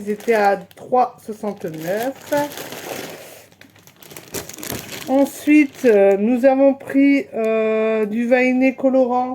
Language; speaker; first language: French; native; French